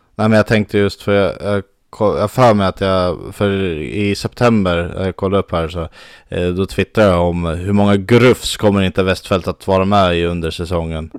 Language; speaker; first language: Swedish; native; Swedish